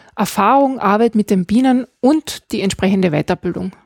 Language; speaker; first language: German; native; German